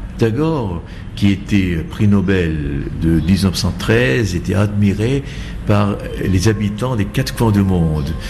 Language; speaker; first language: French; non-native, fluent; Bangla